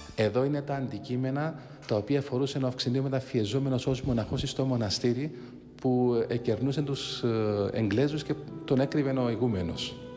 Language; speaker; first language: Greek; native; Greek